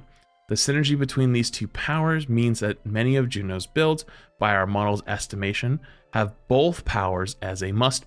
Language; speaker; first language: English; native; English